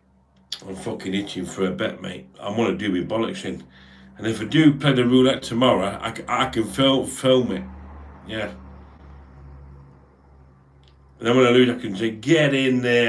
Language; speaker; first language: English; native; English